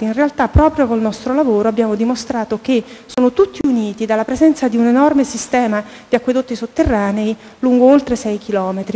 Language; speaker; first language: Italian; native; Italian